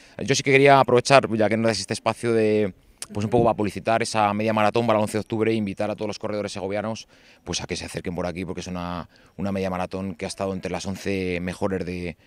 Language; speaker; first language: Spanish; native; Spanish